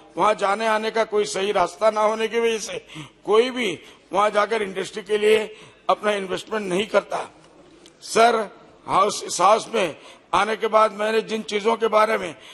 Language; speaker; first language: Hindi; non-native, local second language; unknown